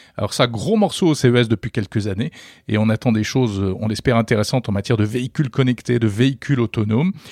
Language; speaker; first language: French; native; French